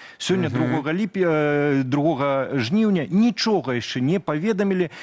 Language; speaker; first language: Belarusian; native; Belarusian